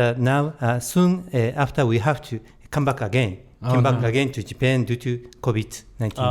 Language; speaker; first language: English; non-native, learner; Japanese